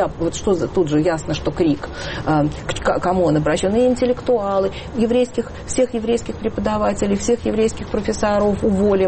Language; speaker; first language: Russian; native; Russian